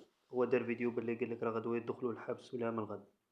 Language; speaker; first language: Arabic; native; Arabic